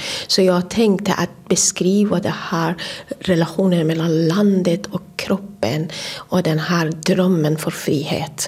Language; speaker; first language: Swedish; non-native, fluent; Persian